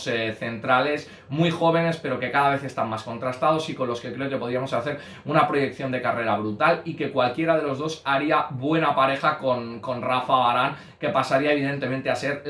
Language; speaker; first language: Spanish; native; Spanish